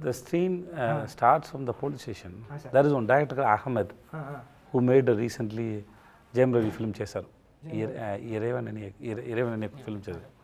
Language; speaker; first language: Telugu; non-native, learner; Tamil